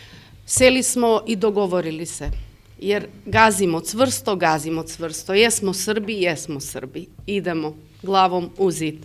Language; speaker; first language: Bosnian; early bilingual, heritage; Serbian